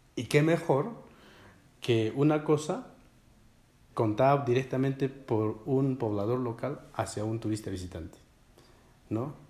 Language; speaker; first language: Spanish; non-native, local second language; Quechua